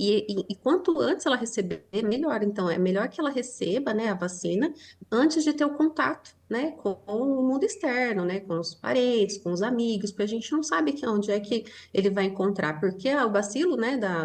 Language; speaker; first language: Portuguese; native; Portuguese